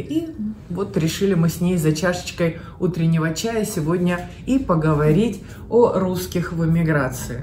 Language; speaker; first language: Russian; native; Russian